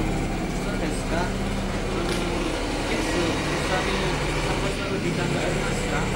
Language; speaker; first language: Japanese; non-native, learner; Indonesian